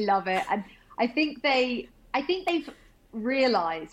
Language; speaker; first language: English; native; English